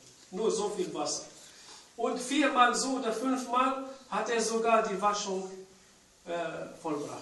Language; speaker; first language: German; non-native, fluent; Arabic